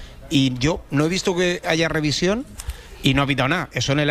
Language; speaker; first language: Spanish; native; Spanish